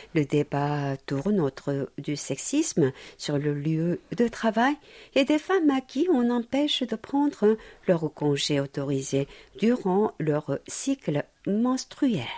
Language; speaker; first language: French; non-native, fluent; Korean